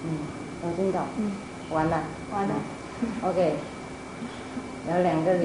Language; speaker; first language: Chinese; non-native, fluent; Vietnamese